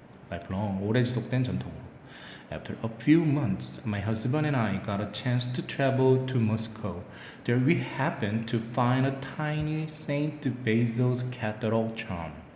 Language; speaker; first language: English; non-native, fluent; Korean